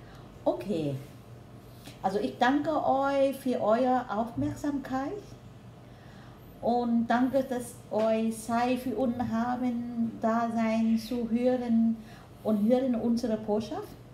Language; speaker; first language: German; non-native, learner; Vietnamese